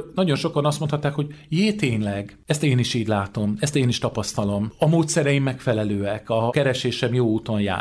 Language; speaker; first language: Hungarian; native; Hungarian